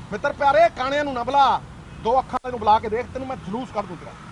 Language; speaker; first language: Hindi; non-native, local second language; Punjabi